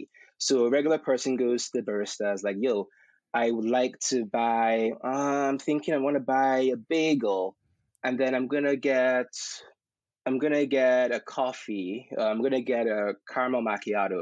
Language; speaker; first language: English; non-native, local second language; Yoruba